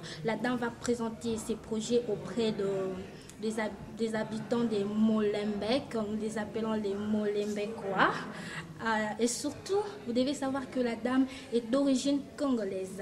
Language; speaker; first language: French; non-native, local second language; Lingala